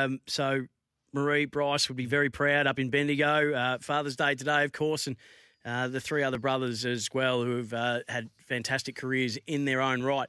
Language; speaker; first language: English; native; English